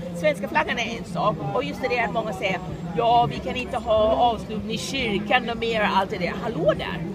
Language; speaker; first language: Swedish; non-native, fluent; English